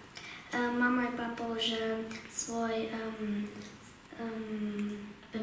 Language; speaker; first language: Russian; early bilingual, heritage; Russian